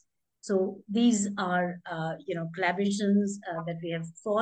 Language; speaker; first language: English; non-native, local second language; Hindi